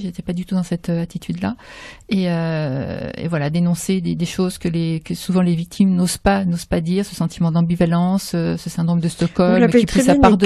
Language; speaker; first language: French; native; French